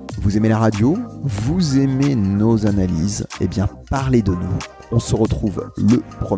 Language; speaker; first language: French; native; French